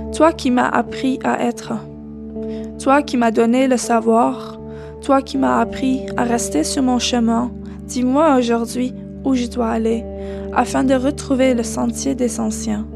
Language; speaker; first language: French; non-native, fluent; Dutch